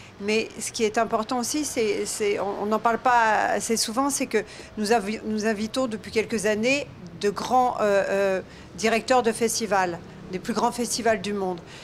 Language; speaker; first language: French; native; French